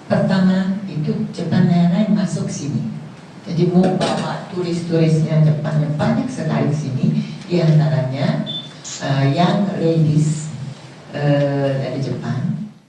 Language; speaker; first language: Indonesian; non-native, fluent; Japanese